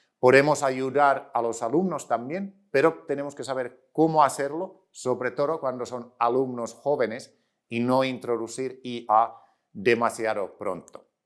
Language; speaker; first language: Spanish; non-native, fluent; Finnish